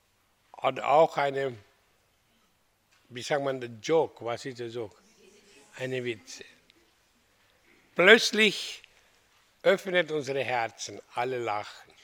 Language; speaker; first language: German; non-native, learner; Hindi